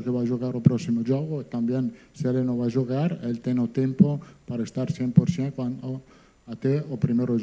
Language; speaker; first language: Portuguese; non-native, learner; Italian